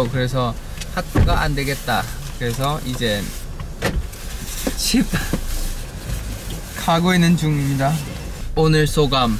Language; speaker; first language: Korean; non-native, fluent; Thai